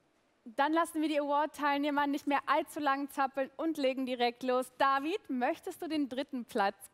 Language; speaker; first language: German; native; German